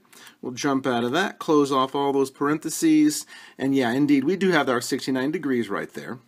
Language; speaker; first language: English; native; English